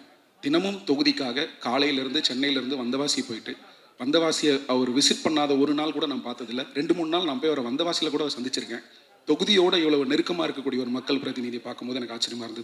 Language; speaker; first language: Tamil; native; Tamil